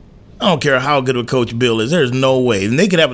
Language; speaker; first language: English; native; English